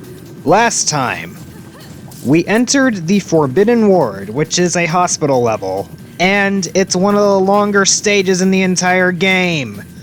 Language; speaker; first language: English; native; English